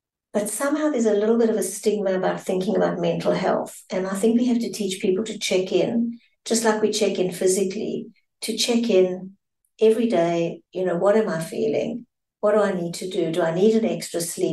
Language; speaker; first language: English; native; English